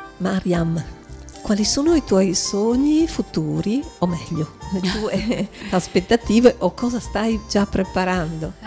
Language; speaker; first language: Italian; native; Italian